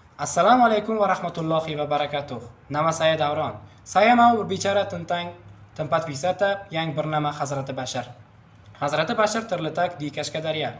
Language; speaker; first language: Indonesian; non-native, learner; Uzbek